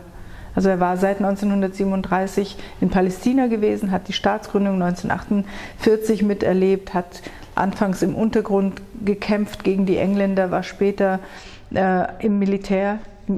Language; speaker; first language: German; early bilingual, other home language; Hebrew